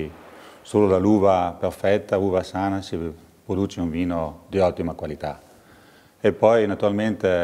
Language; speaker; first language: Italian; non-native, local second language; German